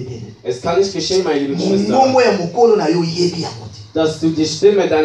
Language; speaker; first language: German; non-native, fluent; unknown